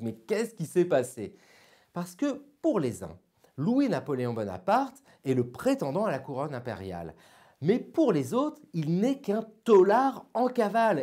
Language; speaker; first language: French; native; French